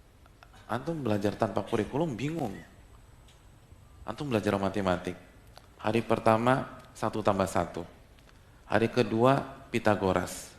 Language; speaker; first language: Indonesian; native; Indonesian